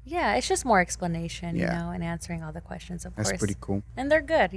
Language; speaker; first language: English; early bilingual, other home language; Spanish